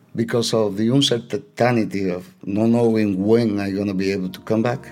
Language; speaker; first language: English; non-native, fluent; Spanish